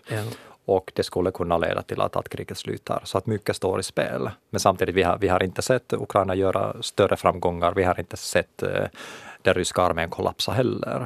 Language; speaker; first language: Swedish; non-native, local second language; Finnish